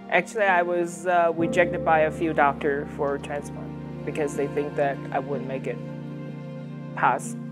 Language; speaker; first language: English; non-native, fluent; Chinese